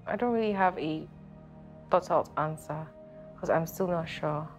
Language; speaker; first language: English; non-native, local second language; Yoruba